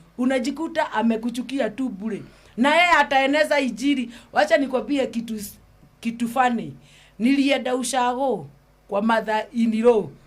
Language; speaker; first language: Swahili; non-native, local second language; Kikuyu